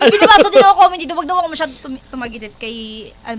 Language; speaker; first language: Filipino; native; Filipino